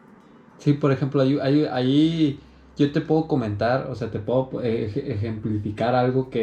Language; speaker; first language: Spanish; native; Spanish